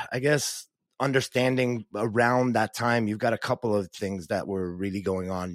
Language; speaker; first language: English; native; English